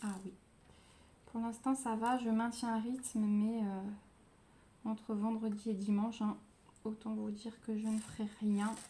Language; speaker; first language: French; native; French